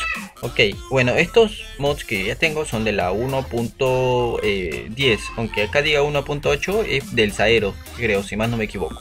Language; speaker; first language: Spanish; native; Spanish